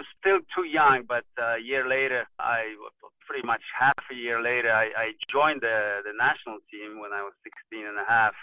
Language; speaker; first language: English; non-native, fluent; Polish